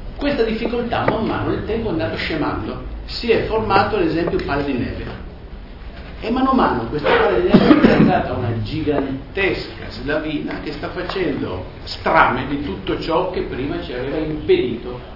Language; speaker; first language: Italian; non-native, local second language; Friulian